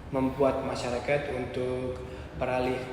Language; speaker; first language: Indonesian; non-native, learner; Uzbek